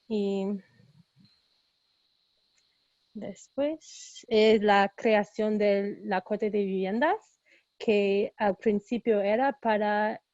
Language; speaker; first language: Spanish; early bilingual, heritage; Spanish